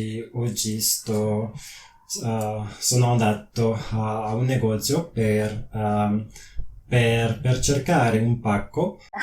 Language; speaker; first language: Italian; non-native, learner; French